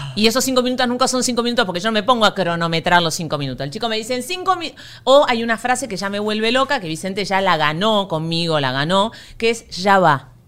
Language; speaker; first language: Spanish; native; Spanish